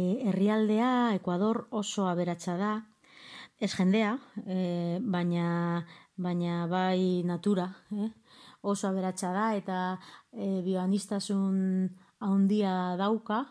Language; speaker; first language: Basque; non-native, local second language; Spanish